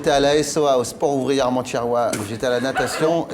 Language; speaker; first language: French; native; French